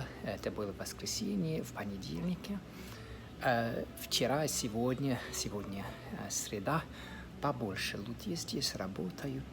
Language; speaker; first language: Russian; non-native, fluent; English